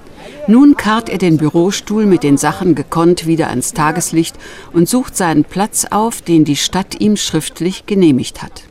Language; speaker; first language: German; native; German